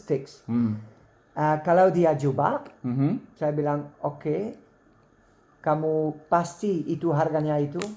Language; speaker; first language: Indonesian; non-native, learner; Dutch